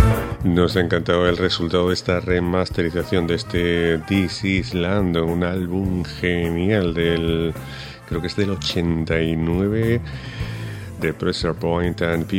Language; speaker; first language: Spanish; native; Spanish